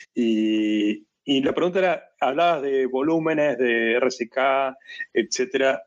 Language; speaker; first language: Spanish; native; Spanish